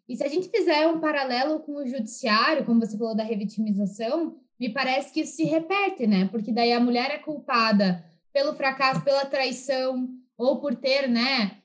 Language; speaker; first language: Portuguese; native; Portuguese